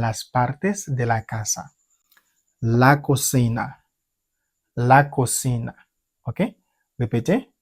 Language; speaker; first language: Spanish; non-native, fluent; French